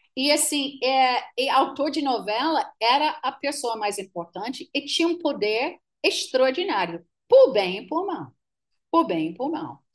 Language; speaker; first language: Portuguese; non-native, fluent; English